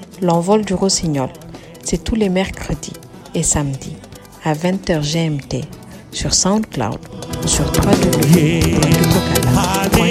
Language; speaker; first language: French; non-native, local second language; Wolof